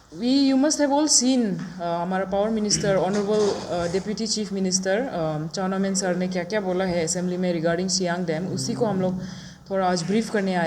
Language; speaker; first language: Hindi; non-native, local second language; Adi